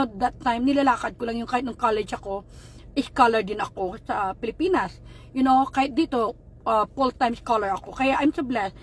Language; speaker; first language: Filipino; non-native, local second language; Hiligaynon